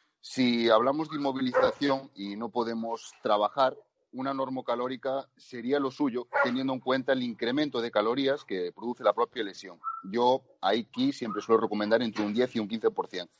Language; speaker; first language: Spanish; native; Spanish